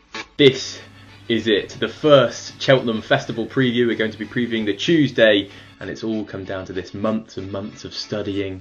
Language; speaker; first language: English; native; English